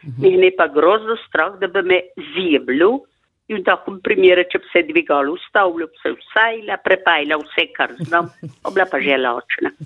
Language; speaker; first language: Slovenian; native; Slovenian